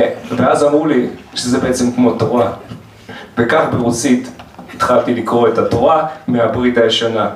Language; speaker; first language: Hebrew; non-native, fluent; Russian